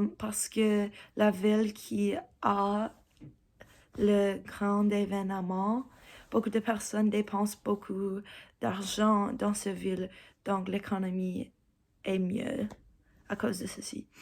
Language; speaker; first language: French; non-native, learner; English